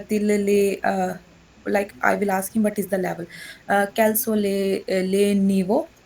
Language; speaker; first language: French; non-native, learner; Hindi